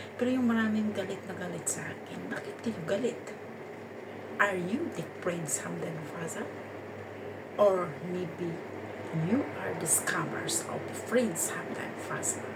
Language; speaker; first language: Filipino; non-native, local second language; Cebuano